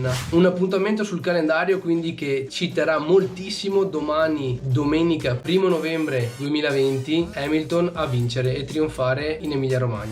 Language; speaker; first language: Italian; native; Italian